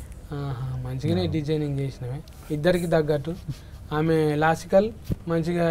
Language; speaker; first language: Telugu; native; Telugu